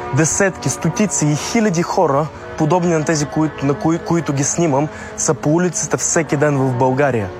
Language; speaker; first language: Bulgarian; early bilingual, other home language; Russian